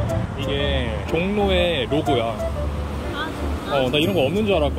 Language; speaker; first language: Korean; native; Korean